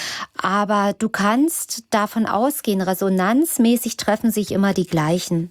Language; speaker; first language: German; native; German